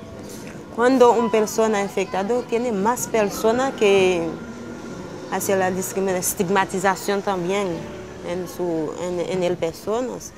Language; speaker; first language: Spanish; non-native, learner; Haitian Creole